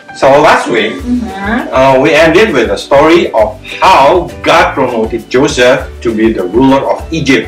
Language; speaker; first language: English; non-native, fluent; Indonesian